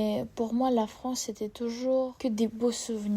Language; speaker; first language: French; non-native, fluent; Russian